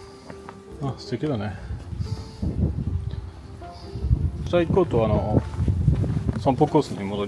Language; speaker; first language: Japanese; non-native, learner; French